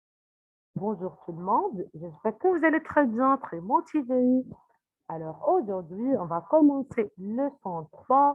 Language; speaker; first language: French; non-native, fluent; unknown